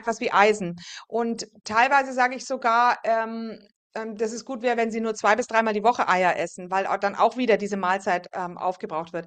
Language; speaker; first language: German; native; German